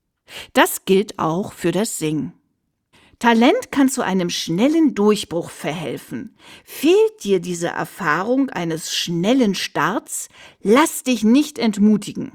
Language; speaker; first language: German; native; German